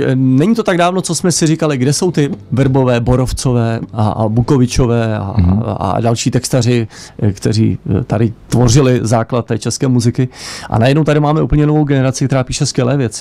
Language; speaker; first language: Czech; native; Czech